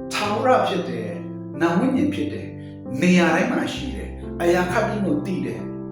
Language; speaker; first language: Burmese; non-native, local second language; Kachin